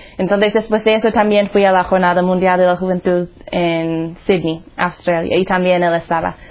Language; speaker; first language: Spanish; non-native, fluent; English